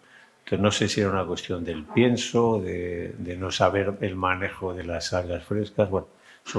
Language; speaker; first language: Spanish; native; Spanish